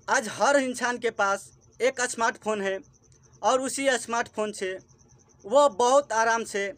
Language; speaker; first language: Hindi; native; Hindi